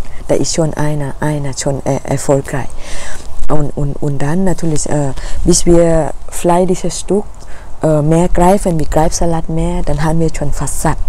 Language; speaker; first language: German; non-native, learner; Thai